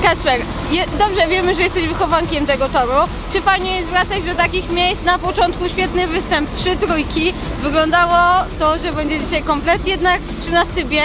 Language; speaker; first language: Polish; native; Polish